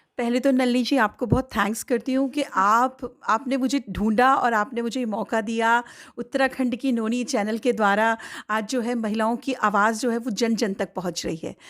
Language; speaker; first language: Hindi; native; Hindi